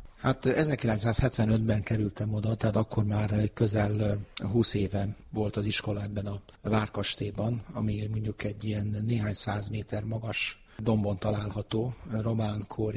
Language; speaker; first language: Hungarian; early bilingual, heritage; Hungarian